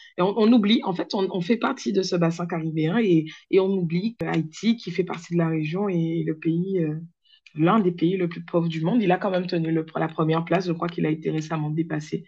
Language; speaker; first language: French; native; French